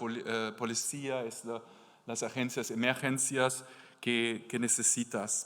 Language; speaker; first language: Spanish; non-native, learner; German